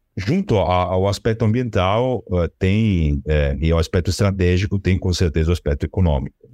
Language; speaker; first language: Portuguese; non-native, fluent; Italian